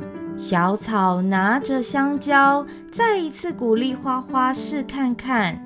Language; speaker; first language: Chinese; native; Chinese